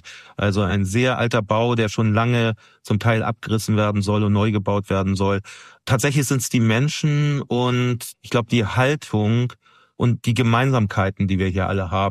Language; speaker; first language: German; native; German